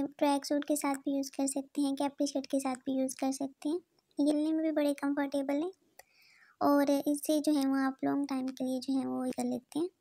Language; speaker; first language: Urdu; native; Urdu